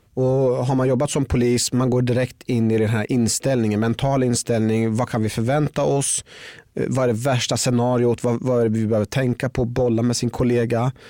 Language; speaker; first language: Swedish; early bilingual, other home language; Persian